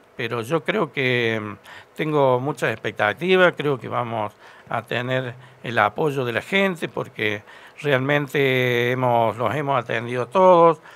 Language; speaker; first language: Spanish; native; Spanish